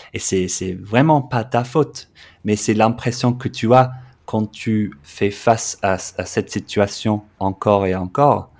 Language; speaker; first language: French; non-native, fluent; English